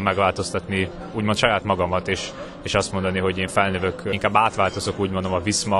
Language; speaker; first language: Hungarian; native; Hungarian